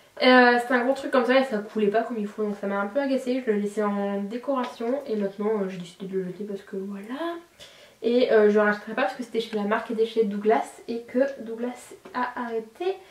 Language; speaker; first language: French; native; French